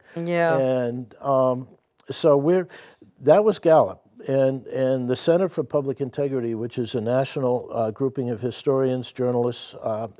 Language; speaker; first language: English; native; English